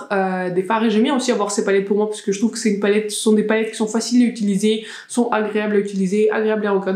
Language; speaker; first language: French; native; French